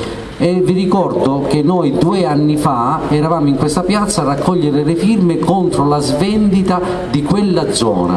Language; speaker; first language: Italian; native; Italian